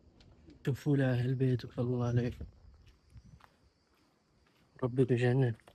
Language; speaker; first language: Arabic; native; Arabic